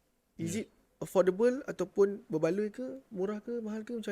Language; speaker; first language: Malay; native; Malay